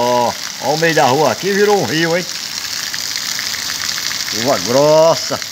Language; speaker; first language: Portuguese; native; Portuguese